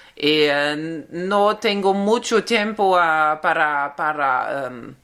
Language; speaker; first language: Spanish; non-native, learner; German